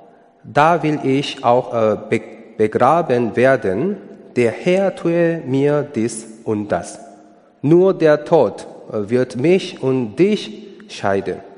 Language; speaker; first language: German; non-native, learner; Korean